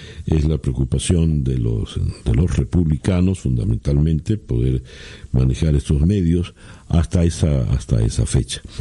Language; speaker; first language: Spanish; native; Spanish